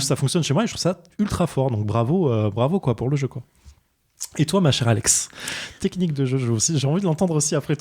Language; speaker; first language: French; native; French